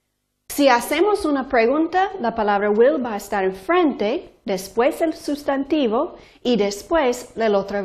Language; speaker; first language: Spanish; non-native, fluent; English